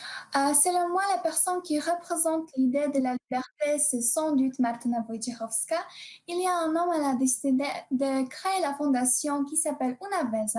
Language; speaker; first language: French; non-native, learner; Polish